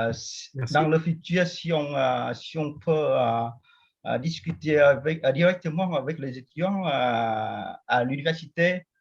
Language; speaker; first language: French; non-native, fluent; Vietnamese